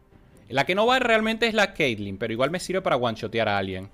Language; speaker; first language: Spanish; native; Spanish